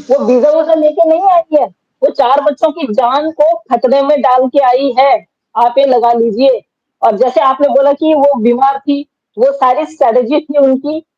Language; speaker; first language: Hindi; native; Hindi